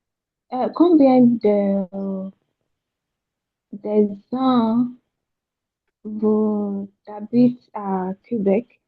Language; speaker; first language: French; non-native, learner; Yoruba